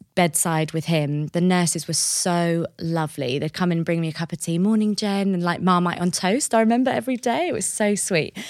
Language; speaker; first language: English; native; English